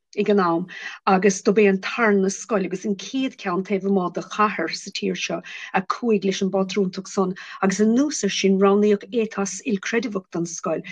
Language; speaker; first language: Irish; non-native, local second language; English